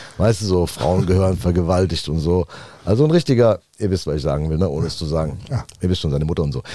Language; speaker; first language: German; native; German